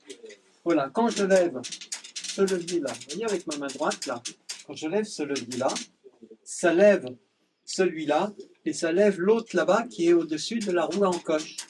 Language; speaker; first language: French; native; French